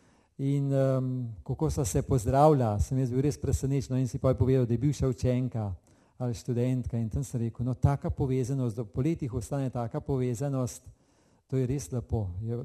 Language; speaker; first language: Slovenian; native; Slovenian